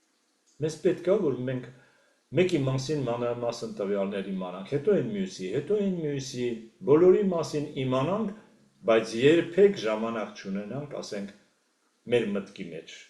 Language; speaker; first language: Armenian; native; Armenian